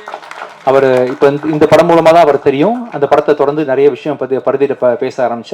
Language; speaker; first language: Tamil; native; Tamil